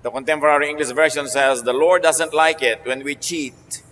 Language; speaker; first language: English; non-native, local second language; Filipino